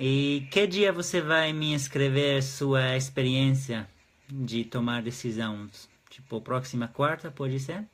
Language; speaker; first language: Portuguese; non-native, fluent; Hebrew